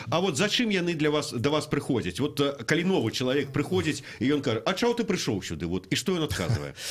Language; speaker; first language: Belarusian; native; Belarusian